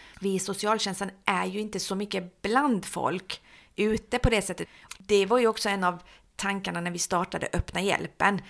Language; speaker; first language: Swedish; early bilingual, other home language; Persian